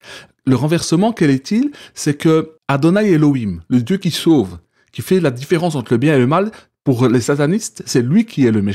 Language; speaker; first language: French; native; French